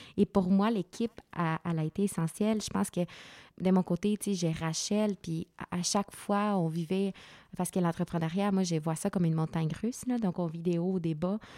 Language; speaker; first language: French; non-native, fluent; Spanish